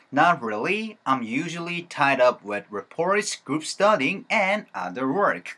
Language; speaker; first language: English; non-native, fluent; Korean